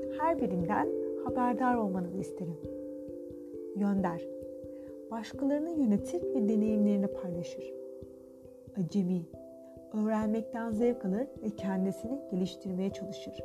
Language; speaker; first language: Turkish; native; Turkish